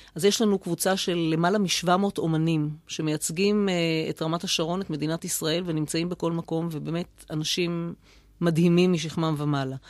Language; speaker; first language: Hebrew; native; Hebrew